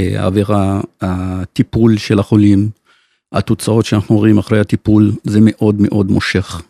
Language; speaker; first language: Hebrew; non-native, local second language; Arabic